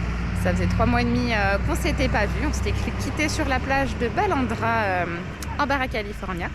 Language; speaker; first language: French; native; French